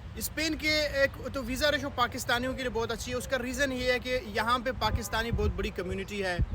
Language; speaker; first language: Hindi; non-native, local second language; Punjabi